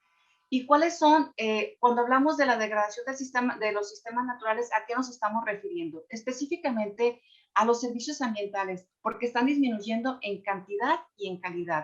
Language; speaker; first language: Spanish; native; Spanish